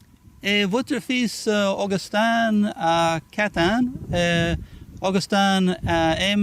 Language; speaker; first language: French; non-native, learner; English